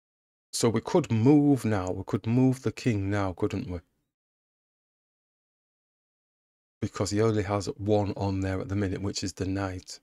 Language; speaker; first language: English; native; English